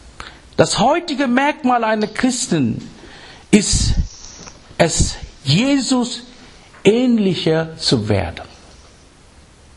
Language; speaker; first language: German; non-native, fluent; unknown